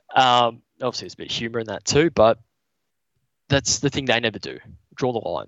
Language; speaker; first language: English; native; English